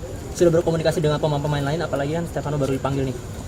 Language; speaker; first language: Indonesian; native; Indonesian